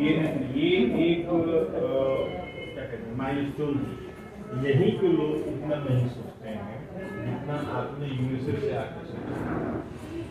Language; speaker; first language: Hindi; native; Hindi